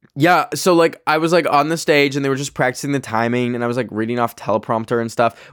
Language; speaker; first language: English; native; English